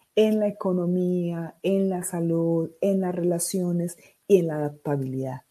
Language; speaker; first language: Spanish; native; Spanish